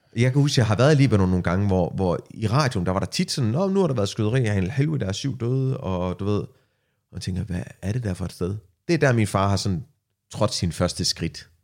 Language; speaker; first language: Danish; early bilingual, other home language; Arabic